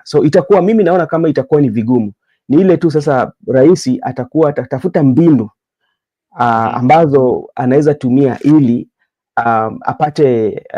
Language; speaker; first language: Swahili; non-native, local second language; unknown